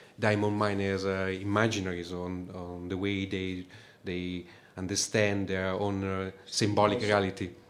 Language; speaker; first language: English; non-native, fluent; Italian